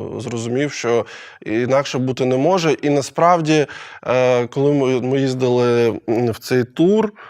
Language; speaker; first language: Ukrainian; non-native, local second language; Russian